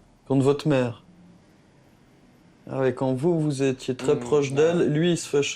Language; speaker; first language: French; native; French